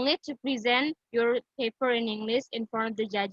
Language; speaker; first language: English; non-native, fluent; Indonesian